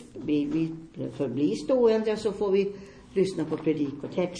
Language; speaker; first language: Swedish; non-native, fluent; Finnish